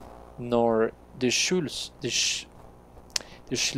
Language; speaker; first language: German; non-native, learner; Spanish